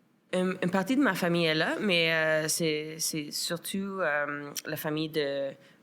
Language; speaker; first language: French; non-native, local second language; English